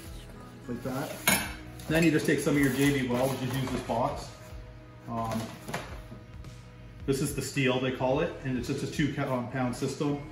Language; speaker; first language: English; native; English